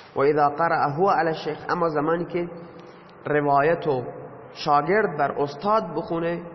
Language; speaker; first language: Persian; non-native, local second language; Baluchi